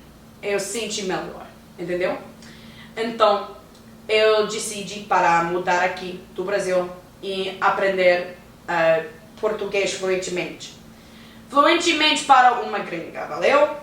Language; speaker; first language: Portuguese; non-native, learner; English